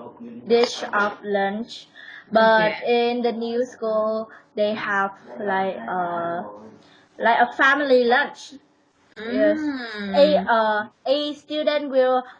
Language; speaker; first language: English; non-native, learner; Vietnamese